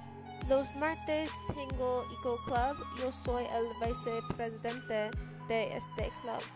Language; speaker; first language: Spanish; non-native, learner; English